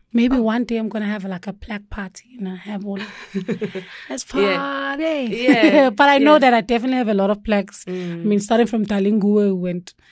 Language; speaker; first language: English; non-native, local second language; Zulu